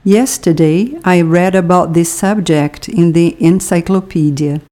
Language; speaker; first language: English; non-native, fluent; Portuguese